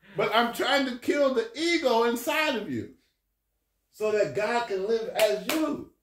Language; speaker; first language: English; native; English